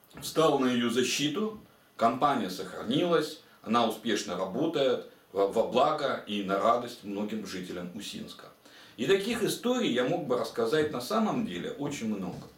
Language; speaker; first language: Russian; native; Russian